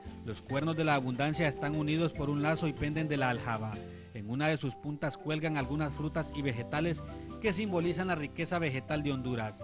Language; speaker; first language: Spanish; native; Spanish